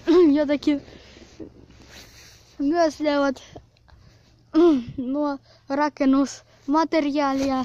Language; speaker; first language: Finnish; early bilingual, other home language; Russian